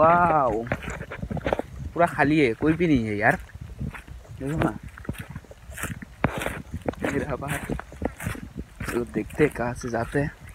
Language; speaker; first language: Hindi; non-native, local second language; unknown